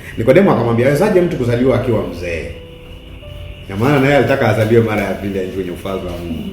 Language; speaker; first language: Swahili; native; Swahili